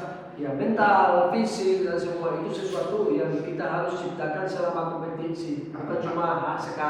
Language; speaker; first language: Indonesian; non-native, fluent; Portuguese